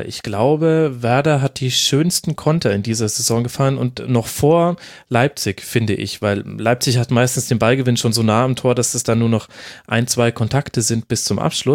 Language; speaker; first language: German; native; German